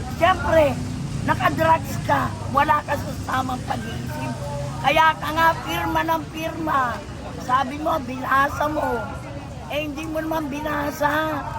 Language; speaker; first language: Filipino; non-native, local second language; Iloko